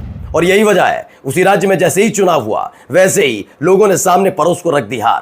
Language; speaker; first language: Hindi; native; Hindi